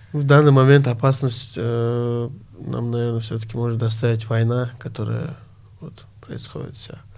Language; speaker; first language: Russian; early bilingual, other home language; Azerbaijani